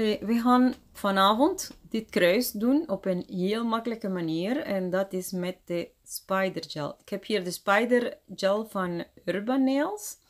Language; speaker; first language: Dutch; non-native, fluent; Spanish